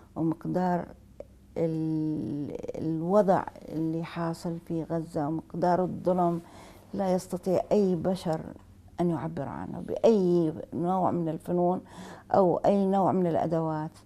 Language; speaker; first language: Arabic; native; Arabic